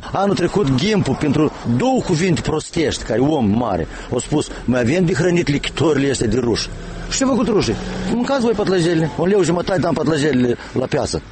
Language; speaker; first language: Romanian; native; Romanian